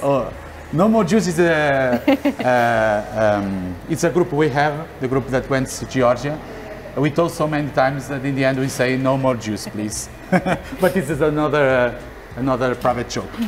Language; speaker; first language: English; non-native, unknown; Portuguese